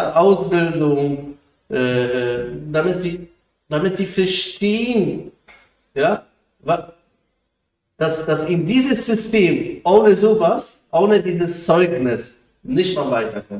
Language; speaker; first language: German; non-native, fluent; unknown